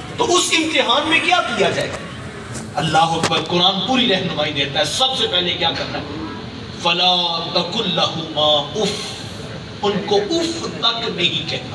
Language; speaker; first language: Urdu; non-native, local second language; Punjabi